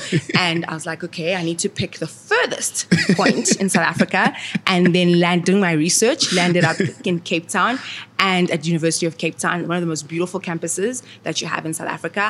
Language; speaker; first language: English; non-native, local second language; Shona